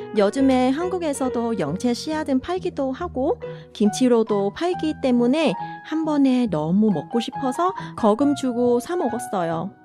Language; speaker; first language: Korean; non-native, fluent; Vietnamese